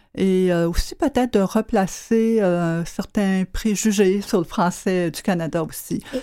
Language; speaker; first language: French; native; French